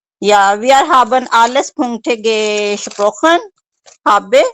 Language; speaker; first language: German; non-native, learner; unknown